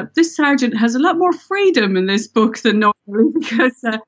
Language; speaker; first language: English; native; English